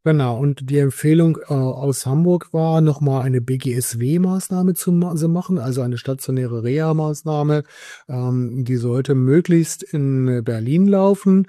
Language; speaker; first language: German; native; German